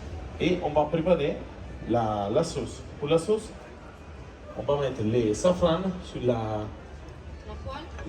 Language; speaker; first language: French; non-native, learner; Italian